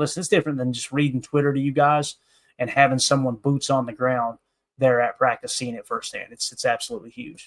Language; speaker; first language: English; native; English